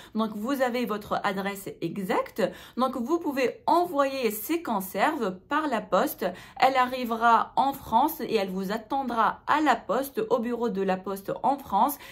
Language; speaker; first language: French; non-native, local second language; Arabic